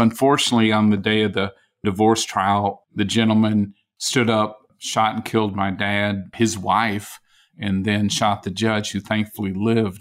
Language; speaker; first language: English; native; English